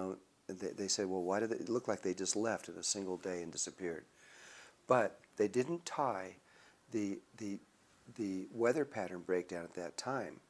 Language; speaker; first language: English; native; English